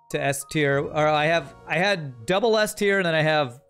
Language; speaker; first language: English; native; English